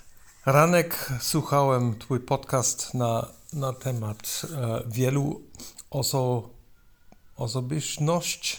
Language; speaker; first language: Polish; non-native, learner; German